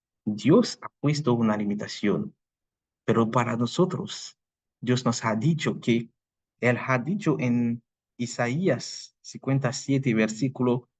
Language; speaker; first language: Spanish; non-native, fluent; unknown